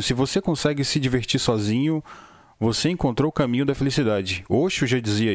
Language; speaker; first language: Portuguese; native; Portuguese